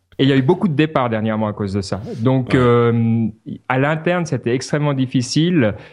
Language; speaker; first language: French; native; French